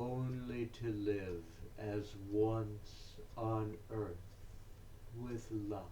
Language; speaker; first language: English; native; English